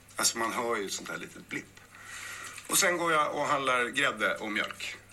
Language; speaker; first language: Swedish; native; Swedish